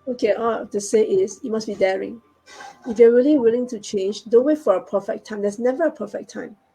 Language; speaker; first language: English; non-native, local second language; Chinese